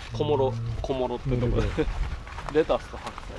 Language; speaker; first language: Japanese; native; Japanese